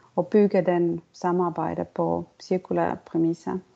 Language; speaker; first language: Danish; non-native, fluent; Estonian